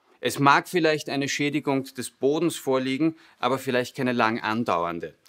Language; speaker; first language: German; native; German